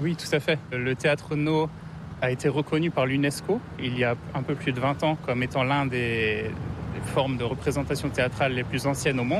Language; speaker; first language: French; native; French